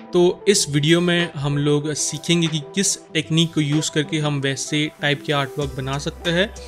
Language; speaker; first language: Hindi; non-native, local second language; Marathi